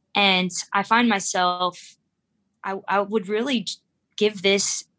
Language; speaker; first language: English; native; English